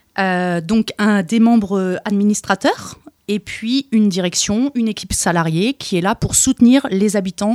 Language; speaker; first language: French; native; French